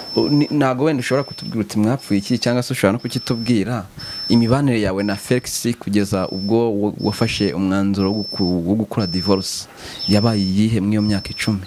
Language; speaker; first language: Kinyarwanda; native; Kinyarwanda